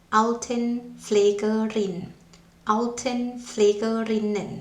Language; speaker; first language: German; non-native, fluent; Thai